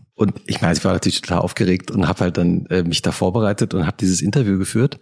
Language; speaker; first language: German; native; German